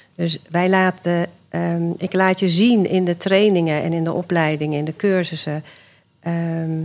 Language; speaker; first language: Dutch; early bilingual, other home language; Swedish